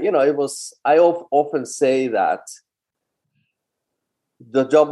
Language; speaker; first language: English; non-native, fluent; Finnish